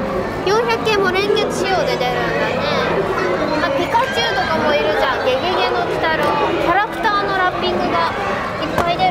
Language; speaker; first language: Japanese; native; Japanese